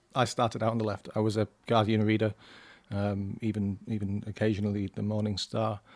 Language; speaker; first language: English; native; English